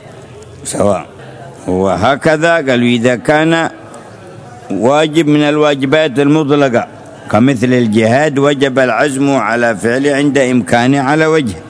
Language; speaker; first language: Arabic; native; Arabic